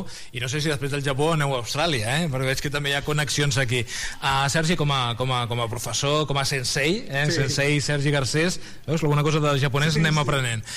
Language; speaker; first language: Catalan; native; Catalan